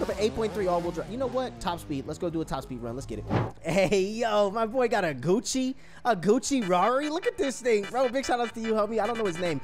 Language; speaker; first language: English; native; English